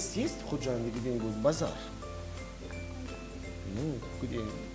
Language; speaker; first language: Russian; non-native, fluent; Tajik